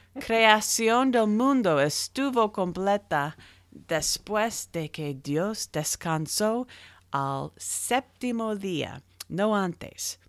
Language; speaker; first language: Spanish; non-native, learner; English